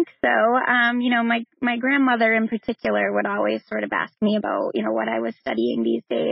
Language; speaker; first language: English; native; English